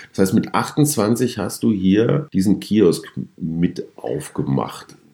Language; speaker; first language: German; native; German